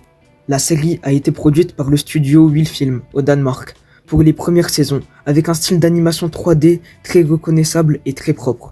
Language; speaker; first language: French; native; French